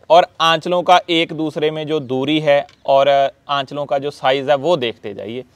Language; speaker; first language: Hindi; non-native, local second language; Punjabi